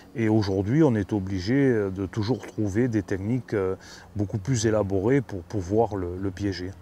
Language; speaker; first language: French; native; French